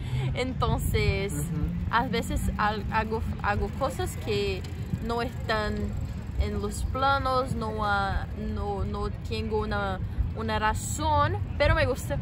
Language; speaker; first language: Spanish; non-native, learner; Portuguese